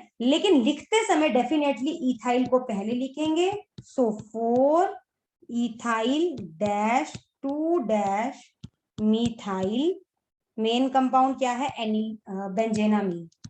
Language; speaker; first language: Hindi; native; Hindi